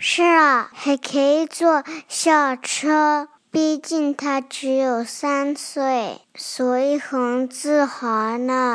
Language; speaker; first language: Chinese; early bilingual, heritage; Chinese